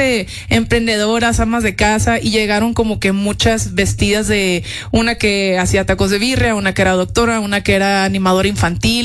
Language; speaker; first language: Spanish; native; Spanish